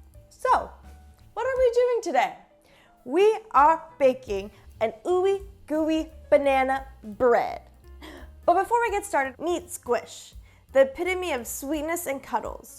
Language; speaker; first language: English; native; English